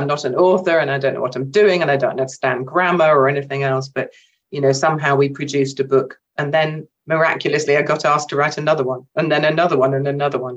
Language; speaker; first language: English; native; English